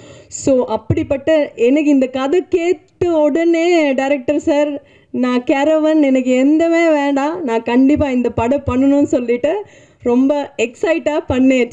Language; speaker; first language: Tamil; non-native, fluent; Punjabi